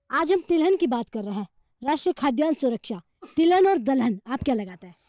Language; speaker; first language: Hindi; native; Hindi